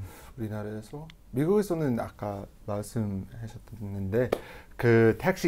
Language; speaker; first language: Korean; non-native, fluent; English